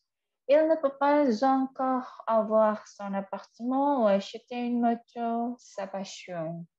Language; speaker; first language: French; non-native, fluent; Indonesian